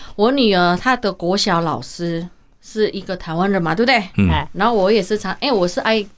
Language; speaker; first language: Chinese; non-native, fluent; Hakka Chinese